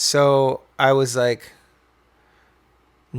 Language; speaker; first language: English; native; English